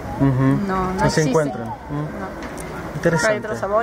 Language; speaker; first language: Spanish; non-native, fluent; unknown